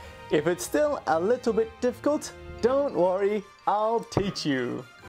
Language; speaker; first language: English; native; English